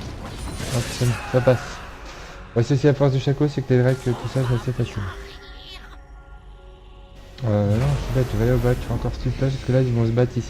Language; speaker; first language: French; native; French